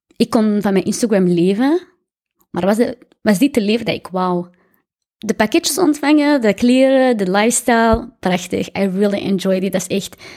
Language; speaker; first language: Dutch; early bilingual, other home language; Arabic